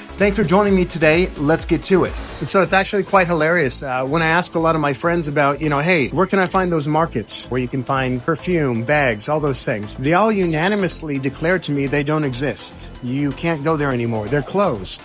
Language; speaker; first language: English; native; English